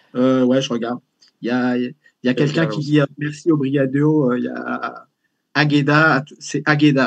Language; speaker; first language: French; native; French